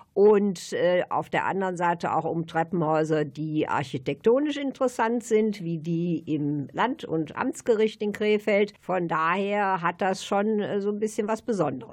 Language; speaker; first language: German; native; German